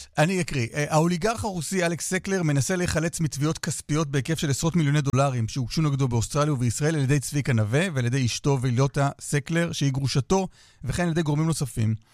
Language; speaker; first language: Hebrew; native; Hebrew